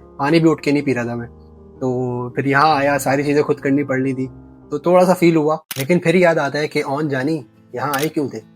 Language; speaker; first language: Urdu; native; Urdu